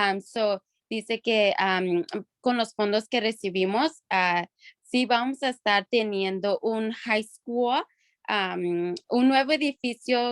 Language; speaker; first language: Spanish; early bilingual, other home language; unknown